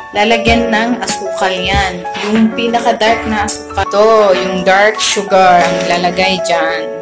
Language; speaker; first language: Filipino; non-native, local second language; Cebuano